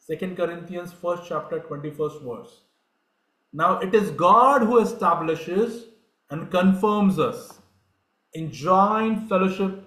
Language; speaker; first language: English; non-native, local second language; Marathi